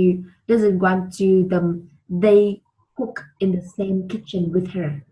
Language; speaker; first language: English; non-native, learner; Vietnamese